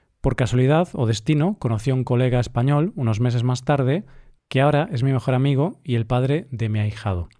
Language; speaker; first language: Spanish; native; Spanish